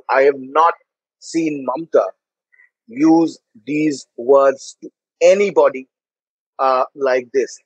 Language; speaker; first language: English; non-native, local second language; Bangla